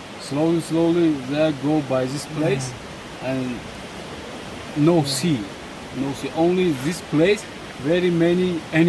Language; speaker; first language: English; non-native, learner; Tajik